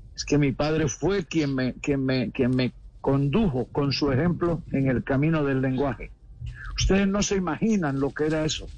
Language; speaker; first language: Spanish; native; Spanish